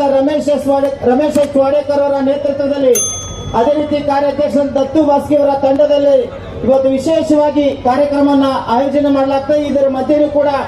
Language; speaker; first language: Kannada; native; Kannada